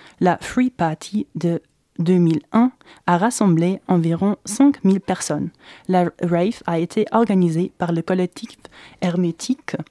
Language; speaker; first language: French; non-native, fluent; German